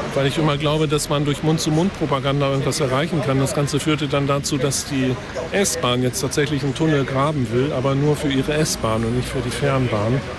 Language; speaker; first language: German; native; German